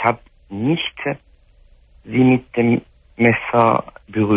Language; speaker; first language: German; non-native, fluent; Arabic